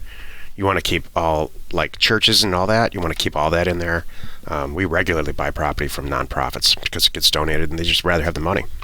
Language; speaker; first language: English; native; English